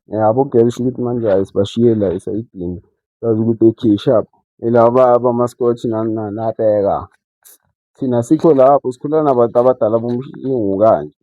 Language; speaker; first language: Zulu; non-native, local second language; Xhosa